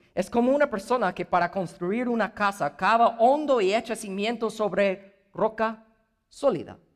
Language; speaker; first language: Spanish; non-native, fluent; English